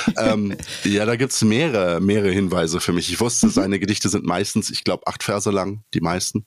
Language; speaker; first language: German; early bilingual, other home language; Polish